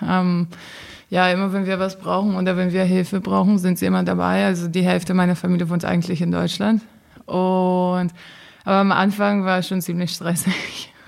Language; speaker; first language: German; non-native, fluent; Portuguese